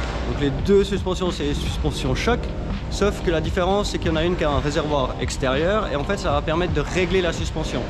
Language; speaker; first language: French; native; French